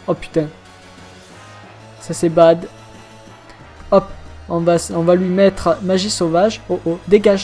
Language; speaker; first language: French; native; French